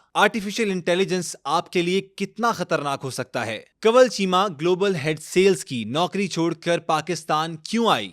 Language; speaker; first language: Urdu; native; Urdu